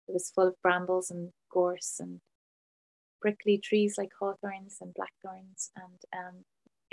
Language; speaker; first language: English; native; English